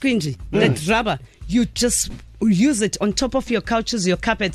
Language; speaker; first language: English; non-native, local second language; Zulu